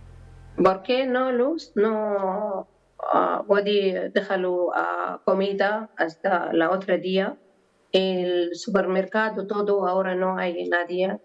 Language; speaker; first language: Spanish; non-native, learner; Arabic